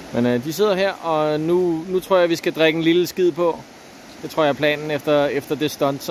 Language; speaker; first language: Danish; native; Danish